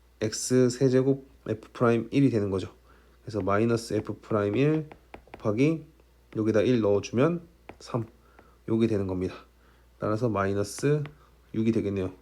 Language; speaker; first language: Korean; native; Korean